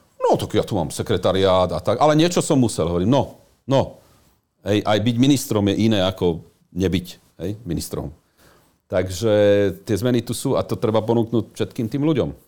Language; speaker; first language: Slovak; native; Slovak